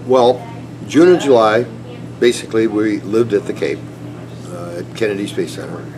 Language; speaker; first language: English; native; English